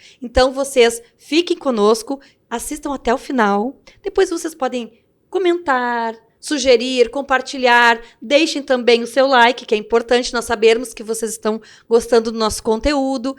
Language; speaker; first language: Portuguese; native; Portuguese